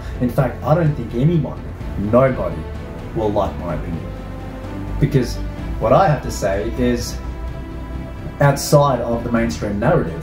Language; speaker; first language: English; native; English